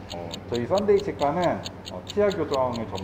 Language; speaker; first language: Korean; native; Korean